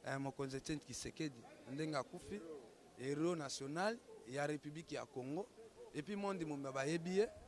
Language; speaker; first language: Lingala; non-native, local second language; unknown